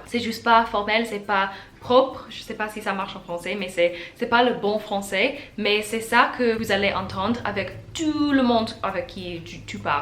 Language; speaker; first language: French; non-native, learner; English